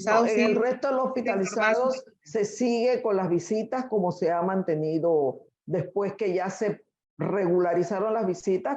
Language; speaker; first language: Spanish; native; Spanish